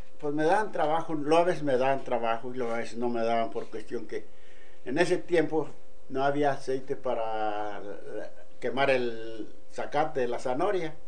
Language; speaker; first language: Spanish; native; Spanish